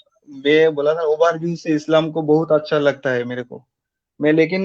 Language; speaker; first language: Hindi; non-native, local second language; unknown